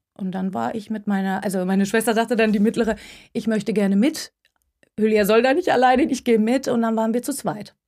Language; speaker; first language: German; early bilingual, other home language; Turkish